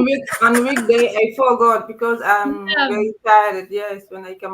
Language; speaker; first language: English; non-native, learner; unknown